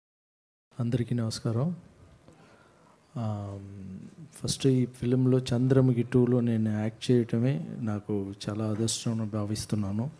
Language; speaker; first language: Telugu; non-native, fluent; Tamil